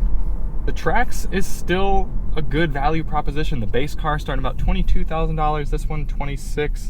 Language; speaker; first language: English; native; English